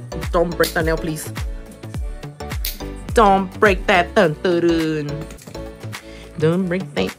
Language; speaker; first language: English; early bilingual, other home language; Spanish